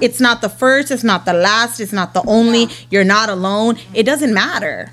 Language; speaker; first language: English; native; English